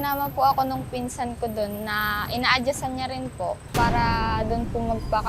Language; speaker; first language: Filipino; native; Filipino